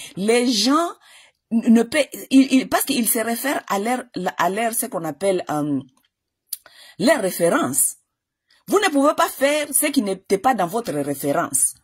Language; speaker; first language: French; non-native, local second language; Lingala